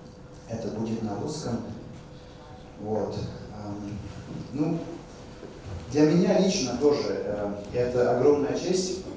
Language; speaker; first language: Russian; non-native, fluent; French